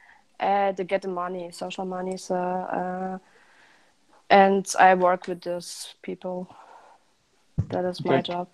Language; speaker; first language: English; non-native, learner; Russian